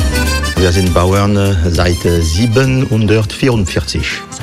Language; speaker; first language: German; non-native, learner; French